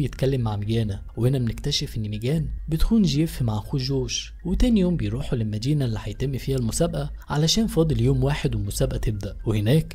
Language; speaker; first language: Arabic; native; Arabic